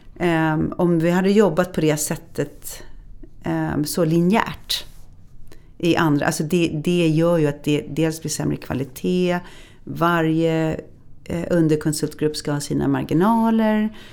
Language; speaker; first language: Swedish; native; Swedish